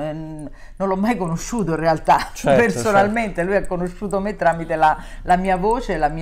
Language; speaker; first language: Italian; native; Italian